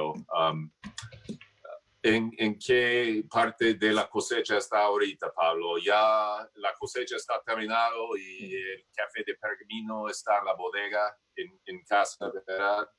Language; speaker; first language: Spanish; non-native, fluent; English